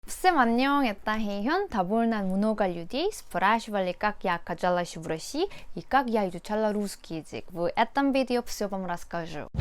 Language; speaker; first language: Russian; non-native, fluent; Korean